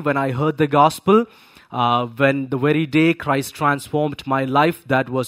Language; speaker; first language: English; non-native, local second language; Malayalam